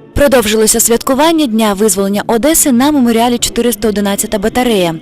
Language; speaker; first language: Ukrainian; native; Ukrainian